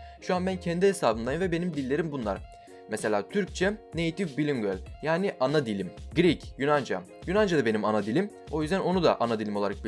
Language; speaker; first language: Turkish; native; Turkish